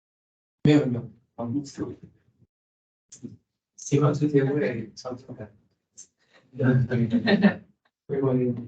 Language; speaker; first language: Chinese; native; Chinese